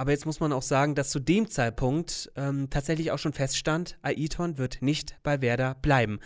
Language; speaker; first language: German; native; German